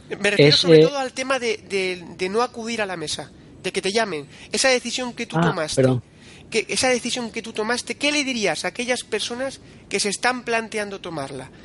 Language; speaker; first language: Spanish; native; Spanish